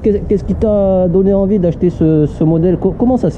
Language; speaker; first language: French; native; French